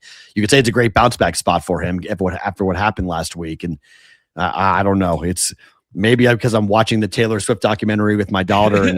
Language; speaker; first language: English; native; English